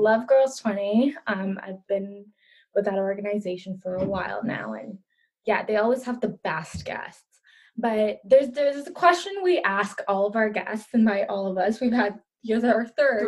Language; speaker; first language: English; early bilingual, other home language; Urdu